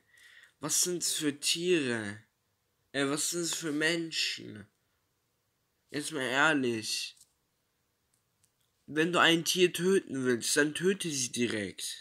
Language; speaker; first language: German; early bilingual, other home language; Turkish